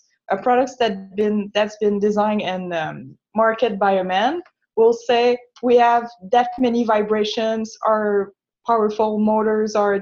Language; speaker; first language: English; non-native, fluent; French